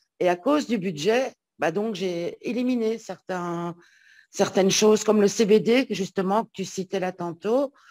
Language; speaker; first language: French; native; French